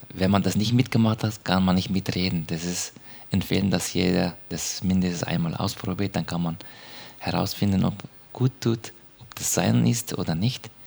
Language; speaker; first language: German; non-native, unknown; Turkish